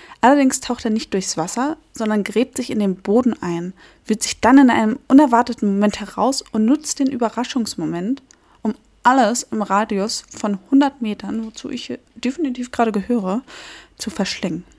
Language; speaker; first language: German; native; German